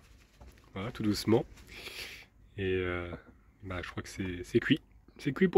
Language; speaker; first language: French; native; French